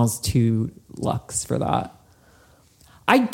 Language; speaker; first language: English; native; English